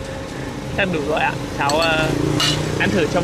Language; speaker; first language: Vietnamese; non-native, fluent; English